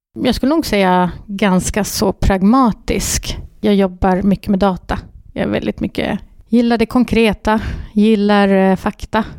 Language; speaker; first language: Swedish; early bilingual, other home language; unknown